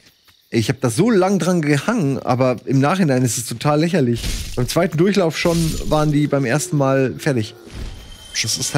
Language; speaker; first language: German; native; German